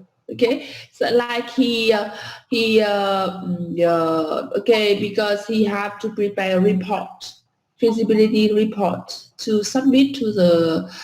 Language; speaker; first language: English; non-native, fluent; Vietnamese